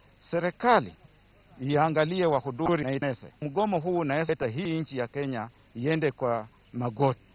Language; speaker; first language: Swahili; non-native, local second language; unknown